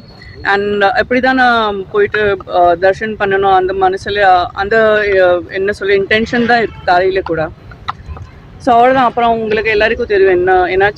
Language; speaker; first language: Tamil; non-native, fluent; Gujarati